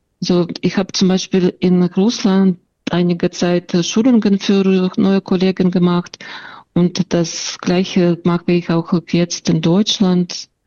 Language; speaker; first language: German; non-native, fluent; Russian